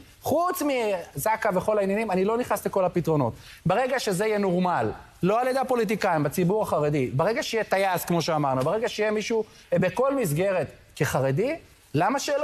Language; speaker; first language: Hebrew; native; Hebrew